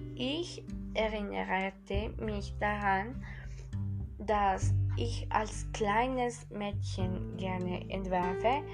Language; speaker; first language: German; non-native, fluent; Spanish